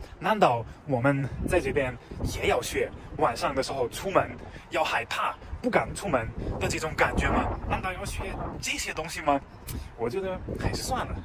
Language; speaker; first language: Chinese; non-native, fluent; German